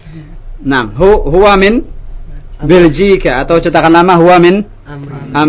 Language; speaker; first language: Arabic; non-native, fluent; Indonesian